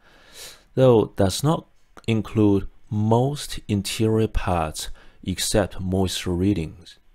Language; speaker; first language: English; non-native, fluent; Chinese